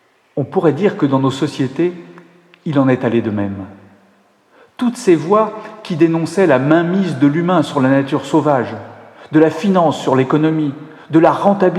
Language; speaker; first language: French; native; French